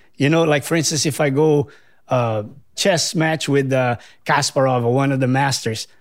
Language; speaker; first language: English; non-native, fluent; Portuguese